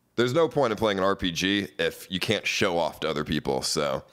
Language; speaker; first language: English; native; English